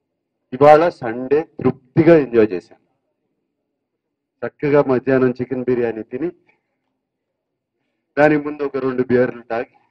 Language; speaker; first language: Telugu; native; Telugu